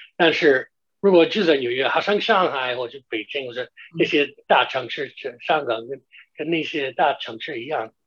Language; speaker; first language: Chinese; non-native, fluent; English